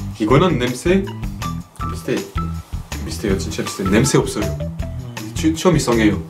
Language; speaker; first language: Korean; non-native, learner; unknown